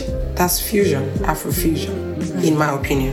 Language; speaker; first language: English; non-native, local second language; Igbo